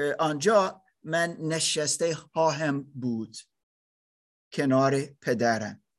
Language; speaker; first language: Persian; non-native, learner; German